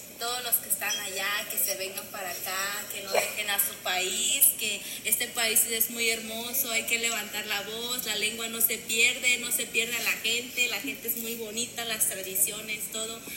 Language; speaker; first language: Spanish; non-native, local second language; Zapotec